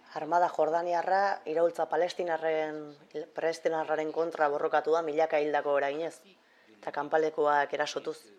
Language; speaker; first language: Basque; native; Basque